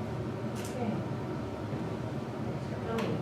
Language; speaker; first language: English; native; English